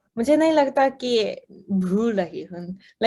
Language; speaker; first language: Hindi; non-native, fluent; Japanese